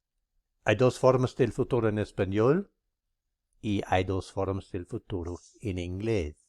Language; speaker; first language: Spanish; non-native, fluent; English